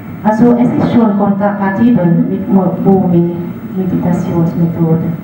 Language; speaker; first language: German; non-native, fluent; Vietnamese